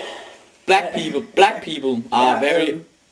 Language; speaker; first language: English; non-native, learner; Danish